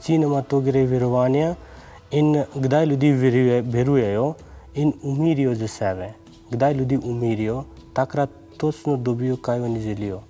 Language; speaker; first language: Slovenian; non-native, learner; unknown